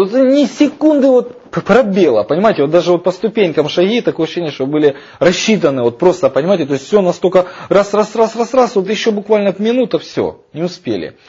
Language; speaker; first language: Russian; native; Russian